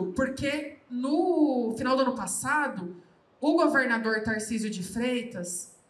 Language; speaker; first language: Portuguese; native; Portuguese